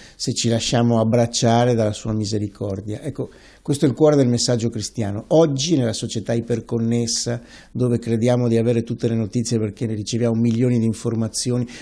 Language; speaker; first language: Italian; native; Italian